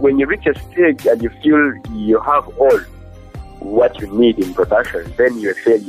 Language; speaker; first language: English; non-native, local second language; Ganda